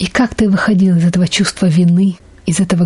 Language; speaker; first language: Russian; native; Russian